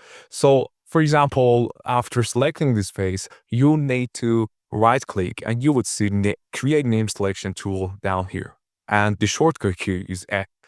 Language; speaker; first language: English; non-native, fluent; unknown